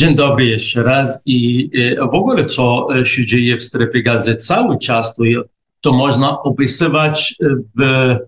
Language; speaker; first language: Polish; non-native, fluent; Arabic